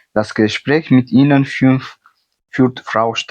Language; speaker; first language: German; non-native, fluent; Uzbek